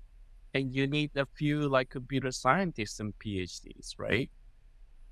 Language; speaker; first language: English; non-native, fluent; Japanese